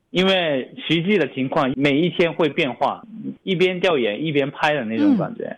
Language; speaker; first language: Chinese; non-native, fluent; Japanese